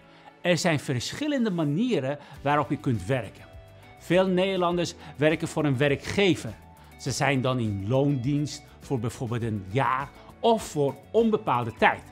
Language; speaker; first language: Dutch; non-native, fluent; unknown